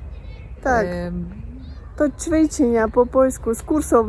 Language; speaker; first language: Polish; non-native, learner; Russian